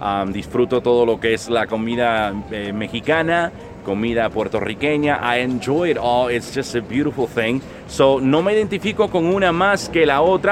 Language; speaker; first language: Spanish; early bilingual, heritage; Spanish